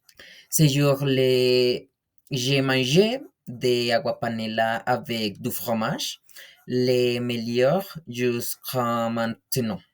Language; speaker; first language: French; non-native, learner; Spanish